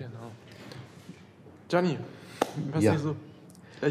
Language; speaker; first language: German; native; German